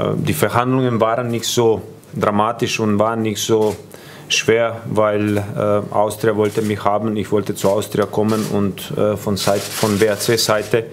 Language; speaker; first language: German; non-native, fluent; Croatian